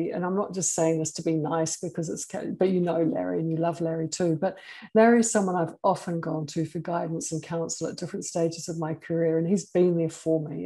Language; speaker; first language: English; native; English